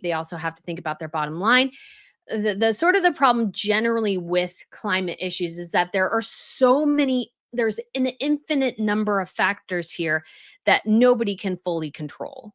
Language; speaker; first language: English; native; English